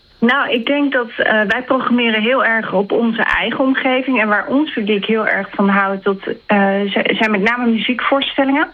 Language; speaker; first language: Dutch; native; Dutch